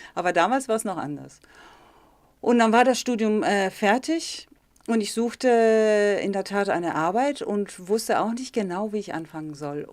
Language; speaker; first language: German; early bilingual, heritage; German